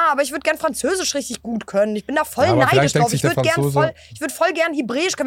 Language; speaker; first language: German; native; German